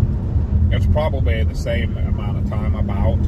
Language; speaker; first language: English; native; English